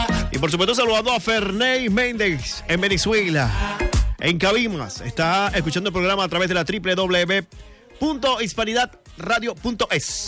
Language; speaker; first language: Spanish; native; Spanish